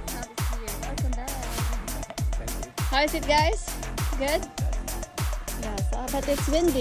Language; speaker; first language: English; non-native, local second language; Filipino